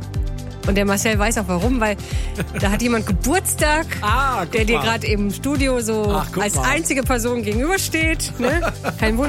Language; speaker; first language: German; native; German